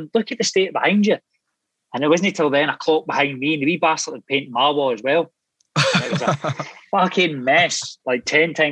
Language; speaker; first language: English; native; English